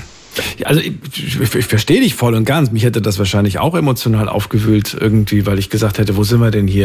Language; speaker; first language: German; native; German